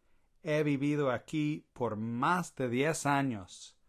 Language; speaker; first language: Spanish; non-native, fluent; English